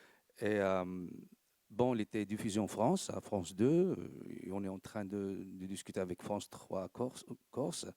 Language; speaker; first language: French; non-native, local second language; Arabic